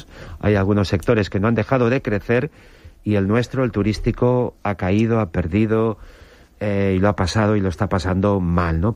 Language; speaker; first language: Spanish; native; Spanish